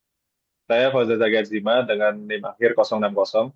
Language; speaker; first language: Indonesian; native; Indonesian